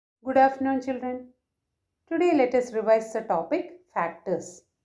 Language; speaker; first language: English; non-native, local second language; Malayalam